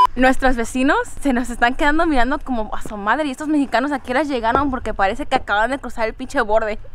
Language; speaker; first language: Spanish; early bilingual, heritage; Spanish